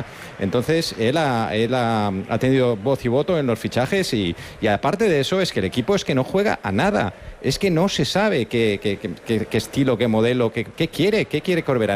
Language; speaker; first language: Spanish; native; Spanish